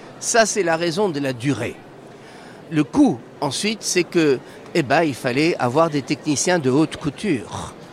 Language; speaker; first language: French; native; French